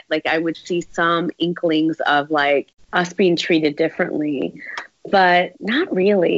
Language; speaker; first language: English; native; English